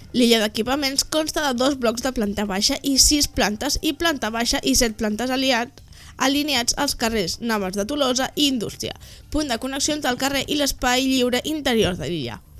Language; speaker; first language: Catalan; native; Catalan